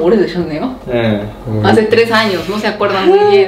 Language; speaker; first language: Spanish; non-native, fluent; Korean